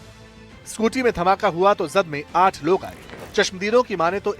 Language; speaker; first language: Hindi; native; Hindi